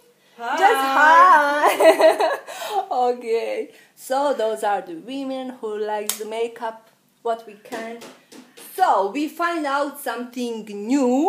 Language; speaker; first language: English; non-native, learner; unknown